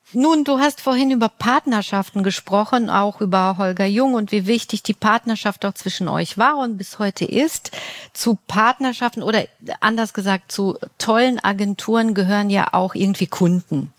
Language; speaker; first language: German; native; German